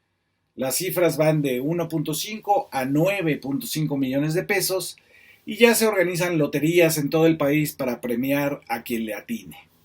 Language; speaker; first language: Spanish; native; Spanish